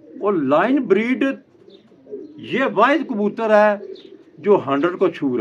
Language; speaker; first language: Hindi; non-native, local second language; Punjabi